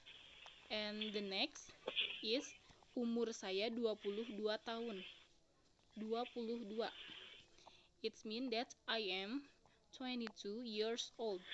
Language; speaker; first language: English; non-native, learner; Indonesian